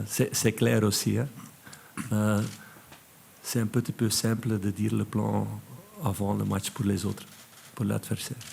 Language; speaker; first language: French; non-native, local second language; Dutch